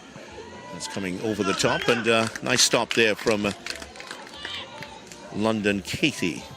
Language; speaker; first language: English; native; English